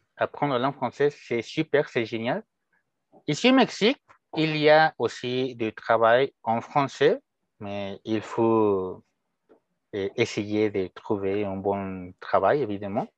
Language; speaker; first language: French; non-native, fluent; Spanish